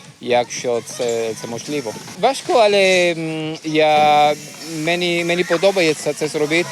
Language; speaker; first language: Ukrainian; non-native, learner; Spanish